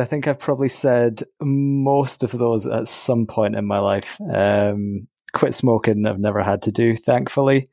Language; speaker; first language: English; native; English